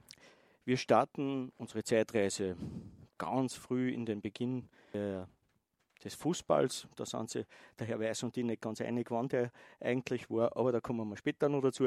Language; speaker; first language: German; native; German